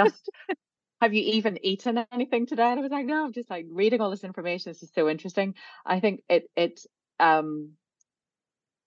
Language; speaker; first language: English; native; English